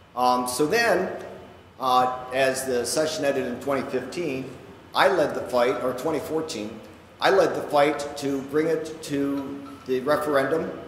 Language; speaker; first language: English; native; English